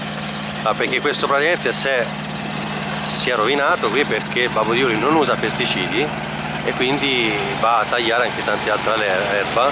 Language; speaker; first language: Italian; native; Italian